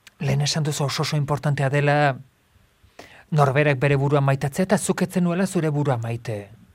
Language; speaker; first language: Basque; native; Basque